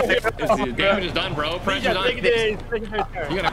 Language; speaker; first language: English; non-native, learner; Portuguese